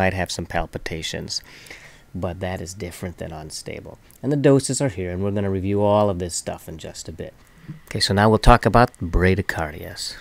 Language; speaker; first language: English; native; English